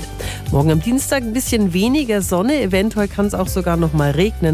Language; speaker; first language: German; native; German